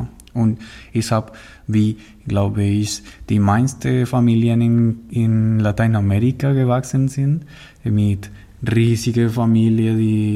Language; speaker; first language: German; non-native, learner; Spanish